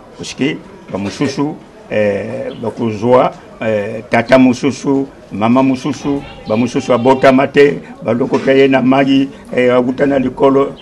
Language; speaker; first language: Lingala; non-native, local second language; Kongo